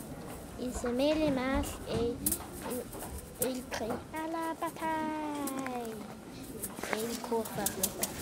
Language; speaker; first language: French; non-native, learner; English